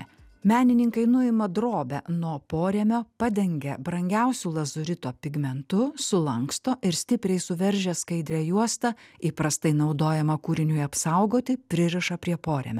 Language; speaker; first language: Lithuanian; native; Lithuanian